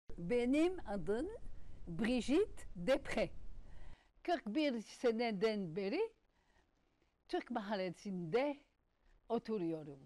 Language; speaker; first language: Turkish; non-native, learner; French